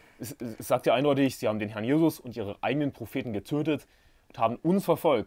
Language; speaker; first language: German; native; German